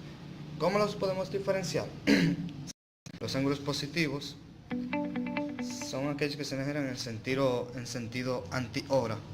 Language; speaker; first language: Spanish; native; Spanish